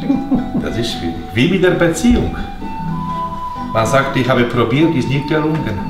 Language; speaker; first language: German; non-native, fluent; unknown